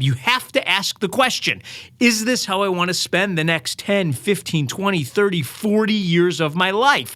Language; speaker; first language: English; native; English